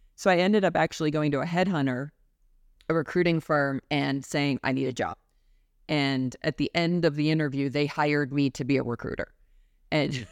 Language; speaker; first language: English; native; English